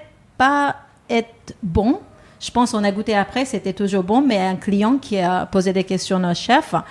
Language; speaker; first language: French; non-native, fluent; Japanese